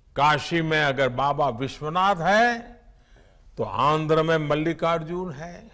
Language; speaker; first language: Hindi; non-native, local second language; Gujarati